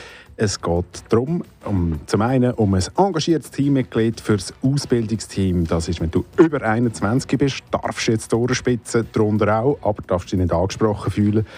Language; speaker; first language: German; native; German